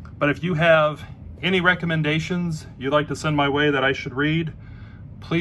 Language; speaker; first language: English; native; English